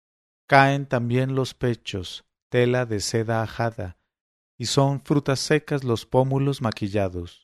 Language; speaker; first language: Spanish; native; Spanish